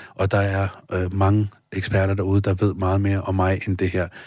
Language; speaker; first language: Danish; early bilingual, other home language; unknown